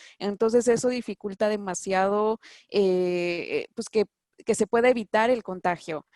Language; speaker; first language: Spanish; native; Spanish